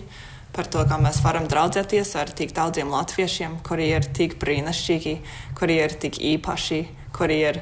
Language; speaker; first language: Latvian; non-native, fluent; English